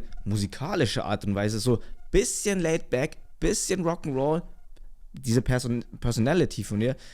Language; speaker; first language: German; native; German